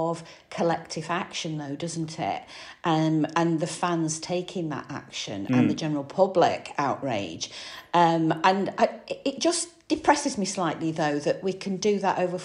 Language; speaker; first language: English; native; English